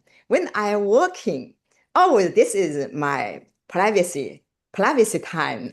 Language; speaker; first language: English; non-native, learner; Chinese